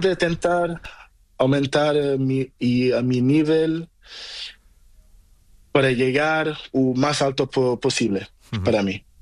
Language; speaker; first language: Spanish; non-native, learner; Portuguese